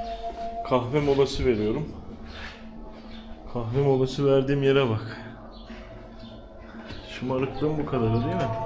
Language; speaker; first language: Turkish; native; Turkish